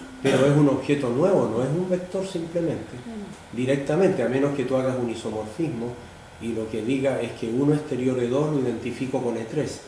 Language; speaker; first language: Spanish; native; Spanish